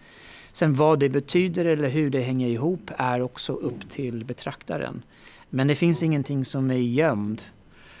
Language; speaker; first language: Swedish; non-native, fluent; English